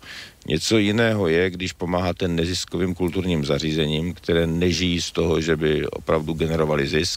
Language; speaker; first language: Czech; native; Czech